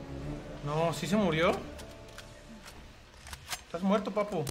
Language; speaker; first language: Spanish; native; Spanish